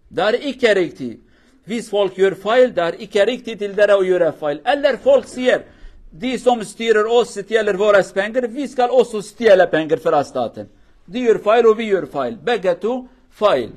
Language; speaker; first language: Swedish; non-native, learner; Kurdish